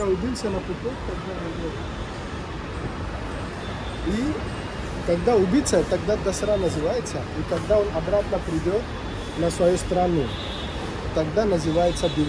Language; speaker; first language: Russian; non-native, learner; Marathi